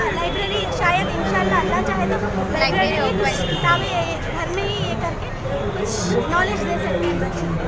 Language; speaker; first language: Urdu; native; Urdu